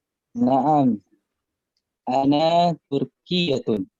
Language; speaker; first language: Arabic; non-native, learner; Indonesian